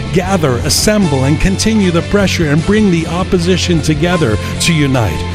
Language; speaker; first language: English; native; English